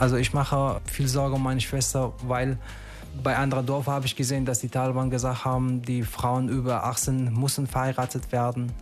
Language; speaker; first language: German; non-native, learner; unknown